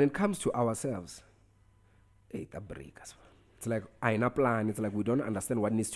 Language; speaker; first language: English; non-native, local second language; Tsonga